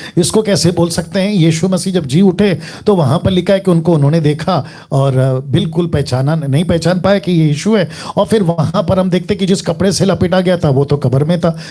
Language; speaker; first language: Hindi; native; Hindi